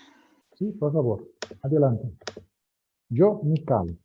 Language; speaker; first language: Spanish; non-native, fluent; Portuguese